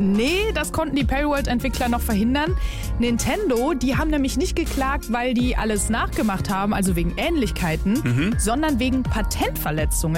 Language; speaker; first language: German; native; German